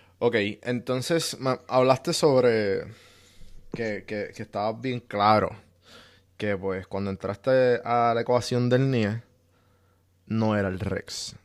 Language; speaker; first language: Spanish; native; Spanish